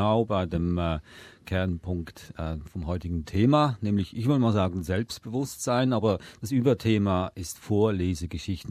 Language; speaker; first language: German; native; German